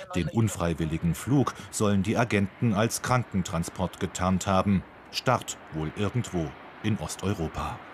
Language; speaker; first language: German; native; German